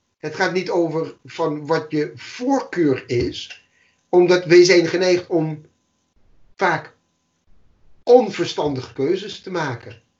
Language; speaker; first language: Dutch; non-native, fluent; English